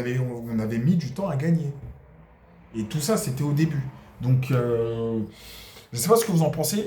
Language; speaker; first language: French; native; French